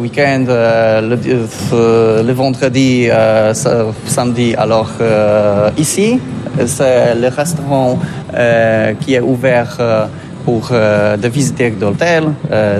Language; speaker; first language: French; non-native, learner; Polish